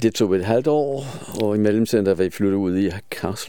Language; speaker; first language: Danish; non-native, fluent; Polish